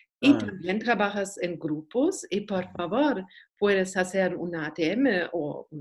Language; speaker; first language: Spanish; non-native, learner; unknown